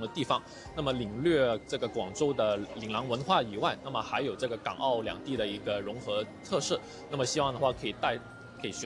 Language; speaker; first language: Chinese; non-native, local second language; Cantonese